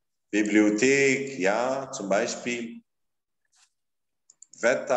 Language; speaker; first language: German; non-native, fluent; Arabic